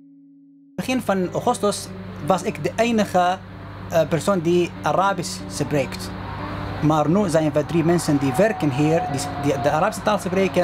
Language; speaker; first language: Dutch; non-native, fluent; Arabic